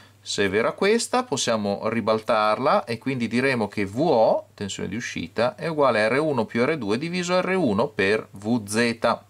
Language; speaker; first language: Italian; native; Italian